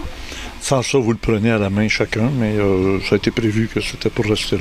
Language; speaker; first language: French; native; French